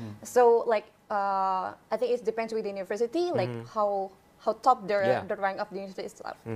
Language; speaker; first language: English; non-native, fluent; Indonesian